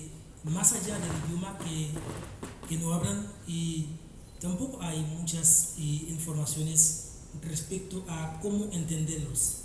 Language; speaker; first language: Spanish; non-native, fluent; Haitian Creole